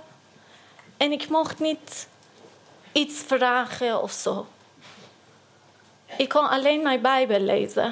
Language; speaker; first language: Dutch; non-native, learner; Persian